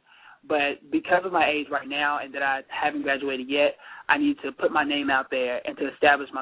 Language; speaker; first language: English; native; English